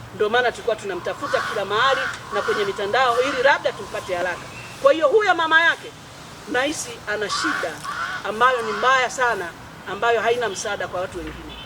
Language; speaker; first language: Swahili; native; Swahili